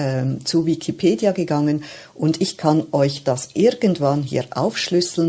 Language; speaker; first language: German; native; German